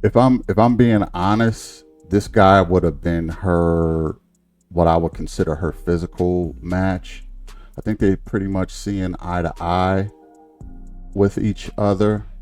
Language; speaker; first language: English; native; English